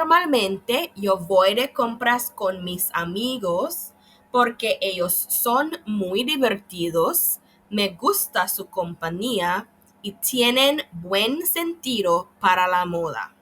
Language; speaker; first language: Spanish; non-native, learner; English